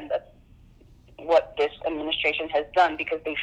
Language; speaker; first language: English; non-native, local second language; Yoruba